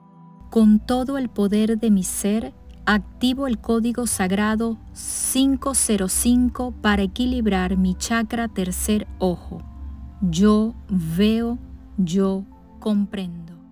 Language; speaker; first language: Spanish; native; Spanish